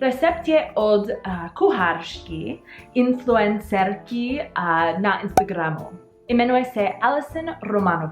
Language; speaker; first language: Czech; non-native, learner; English